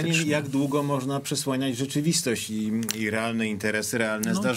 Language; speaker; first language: Polish; native; Polish